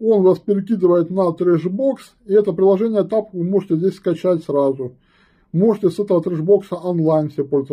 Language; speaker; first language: Russian; native; Russian